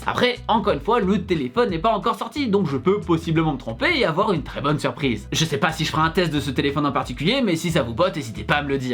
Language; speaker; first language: French; native; French